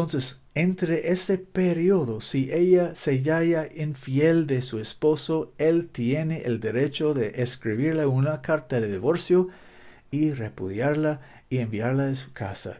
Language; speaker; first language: Spanish; non-native, learner; English